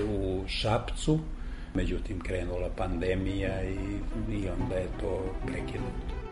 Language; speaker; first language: Serbian; non-native, local second language; Hungarian